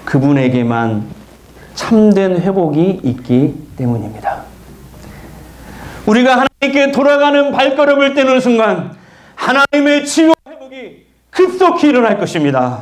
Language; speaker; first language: Korean; native; Korean